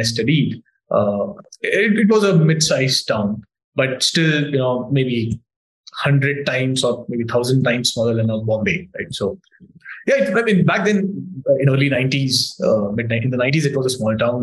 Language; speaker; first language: English; non-native, local second language; Hindi